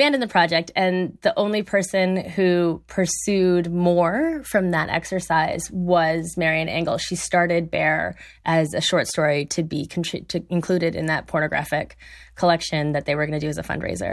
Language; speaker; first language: English; native; English